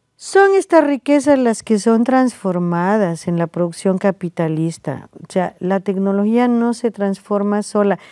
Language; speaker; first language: Spanish; native; Spanish